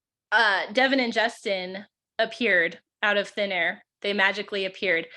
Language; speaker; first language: English; native; English